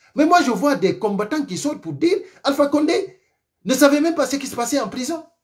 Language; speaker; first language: French; non-native, local second language; Fula